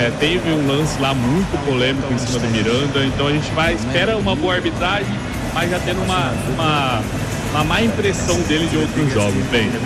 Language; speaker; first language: Portuguese; native; Portuguese